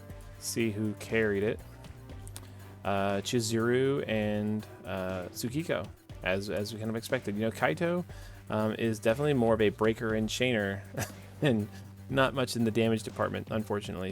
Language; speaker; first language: English; native; English